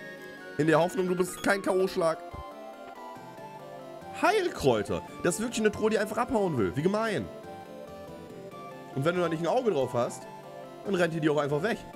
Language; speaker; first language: German; native; German